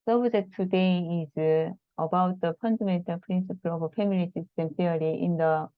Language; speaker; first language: English; non-native, learner; Korean